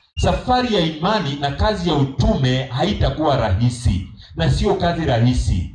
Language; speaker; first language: Swahili; non-native, local second language; Kamba